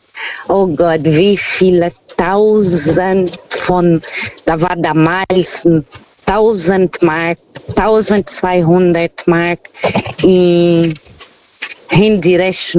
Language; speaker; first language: German; non-native, fluent; Portuguese